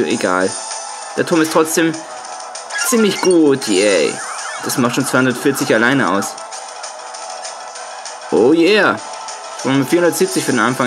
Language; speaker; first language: German; native; German